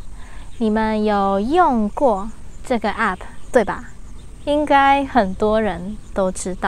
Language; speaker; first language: Chinese; non-native, learner; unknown